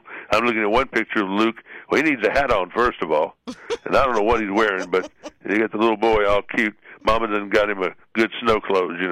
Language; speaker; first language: English; native; English